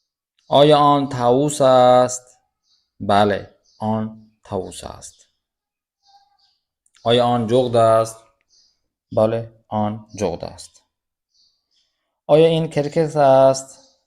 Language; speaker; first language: Persian; non-native, fluent; Urdu